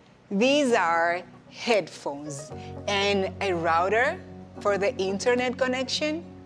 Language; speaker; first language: English; non-native, fluent; Spanish